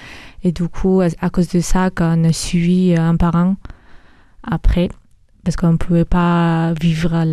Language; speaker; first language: French; early bilingual, other home language; Mongolian